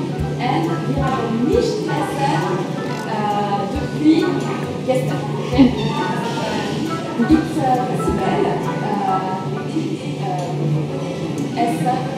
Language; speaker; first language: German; non-native, local second language; French